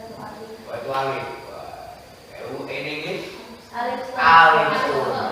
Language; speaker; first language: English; non-native, learner; Indonesian